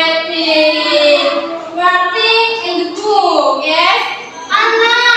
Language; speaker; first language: English; non-native, learner; Indonesian